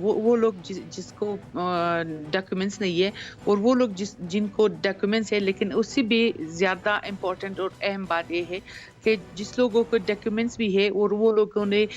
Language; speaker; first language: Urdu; non-native, fluent; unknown